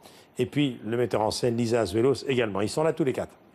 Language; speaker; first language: French; native; French